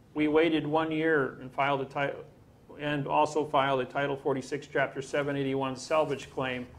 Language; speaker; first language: English; native; English